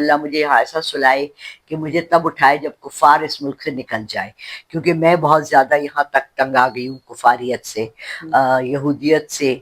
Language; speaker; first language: Urdu; native; Urdu